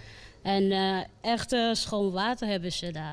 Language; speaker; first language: Dutch; non-native, learner; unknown